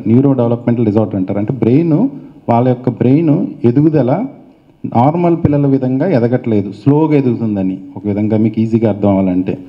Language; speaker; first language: Telugu; native; Telugu